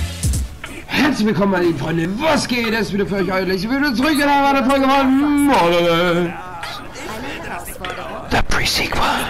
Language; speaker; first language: German; native; German